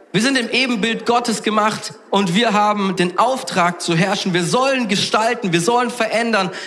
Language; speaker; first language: German; native; German